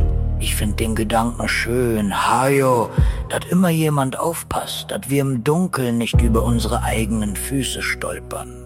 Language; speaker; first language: German; native; German